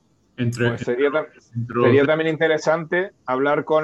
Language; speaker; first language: Spanish; native; Spanish